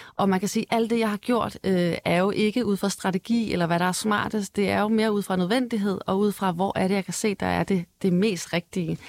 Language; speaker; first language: Danish; native; Danish